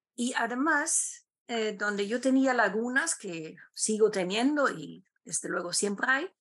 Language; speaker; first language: Spanish; non-native, fluent; German